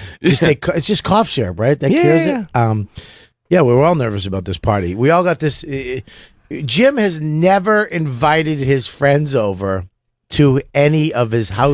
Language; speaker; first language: English; native; English